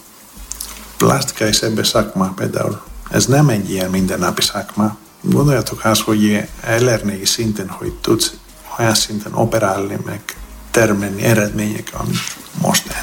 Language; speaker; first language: Hungarian; non-native, fluent; Greek